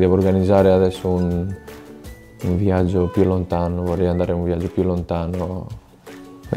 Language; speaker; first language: Italian; non-native, fluent; Greek